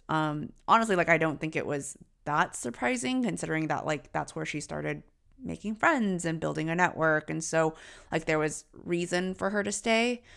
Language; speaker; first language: English; early bilingual, other home language; Chinese